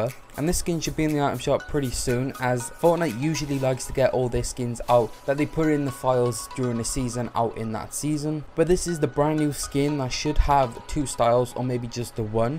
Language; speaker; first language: English; native; English